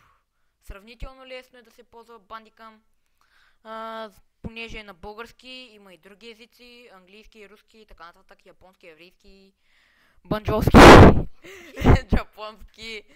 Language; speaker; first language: Bulgarian; native; Bulgarian